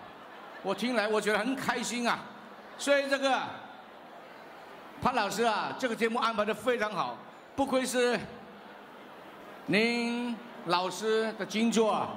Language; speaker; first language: Chinese; early bilingual, heritage; Chinese